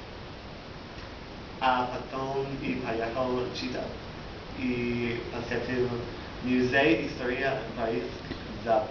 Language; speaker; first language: Russian; non-native, learner; English